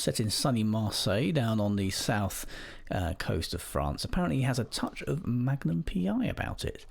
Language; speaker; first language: English; native; English